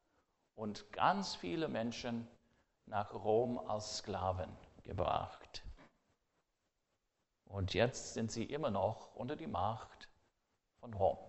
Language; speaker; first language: German; non-native, fluent; English